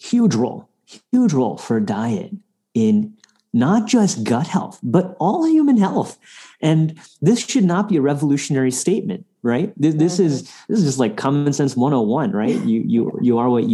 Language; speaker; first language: English; non-native, local second language; Bangla